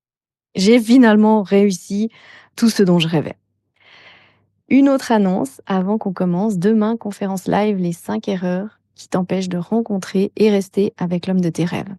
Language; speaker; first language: French; native; French